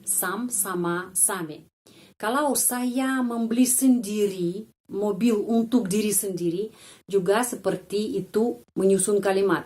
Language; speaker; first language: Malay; non-native, fluent; Russian